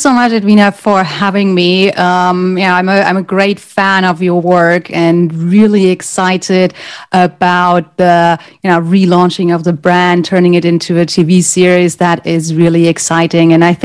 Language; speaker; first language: English; non-native, fluent; German